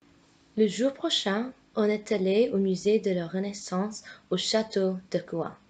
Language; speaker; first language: French; non-native, fluent; English